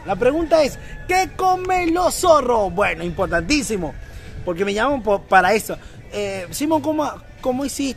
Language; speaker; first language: Spanish; native; Spanish